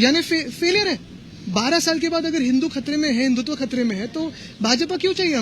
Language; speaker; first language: Hindi; non-native, local second language; Marathi